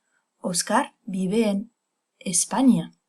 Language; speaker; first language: Spanish; non-native, fluent; French